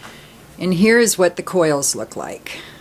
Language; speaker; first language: English; native; English